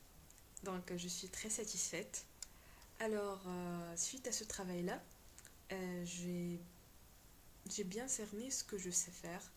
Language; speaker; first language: French; non-native, local second language; Arabic